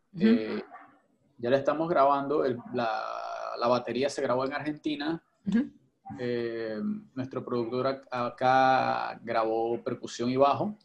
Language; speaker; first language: Spanish; native; Spanish